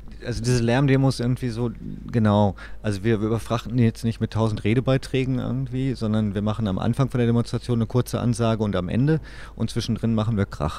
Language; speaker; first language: German; native; German